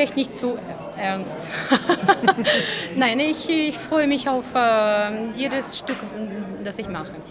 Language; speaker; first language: German; non-native, fluent; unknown